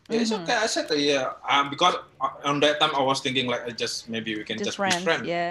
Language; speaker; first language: English; non-native, learner; Indonesian